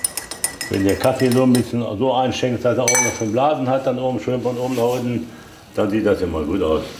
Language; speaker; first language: German; native; German